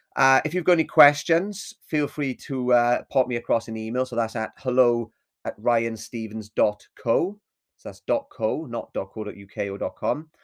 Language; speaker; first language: English; native; English